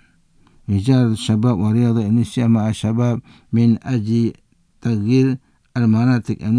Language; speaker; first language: Arabic; non-native, fluent; Indonesian